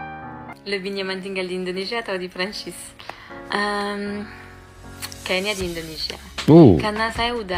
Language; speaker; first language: Indonesian; non-native, fluent; French